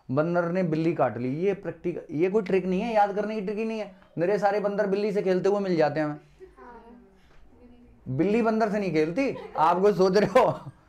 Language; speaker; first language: Hindi; native; Hindi